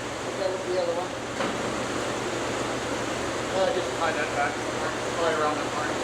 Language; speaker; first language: English; native; English